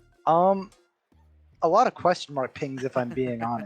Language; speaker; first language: English; native; English